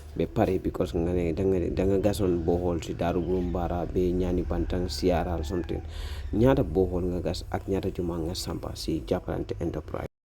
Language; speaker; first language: Wolof; non-native, local second language; Mandingo